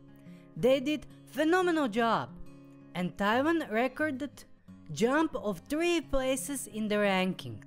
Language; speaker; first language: English; non-native, fluent; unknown